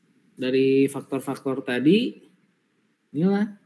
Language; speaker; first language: Indonesian; native; Indonesian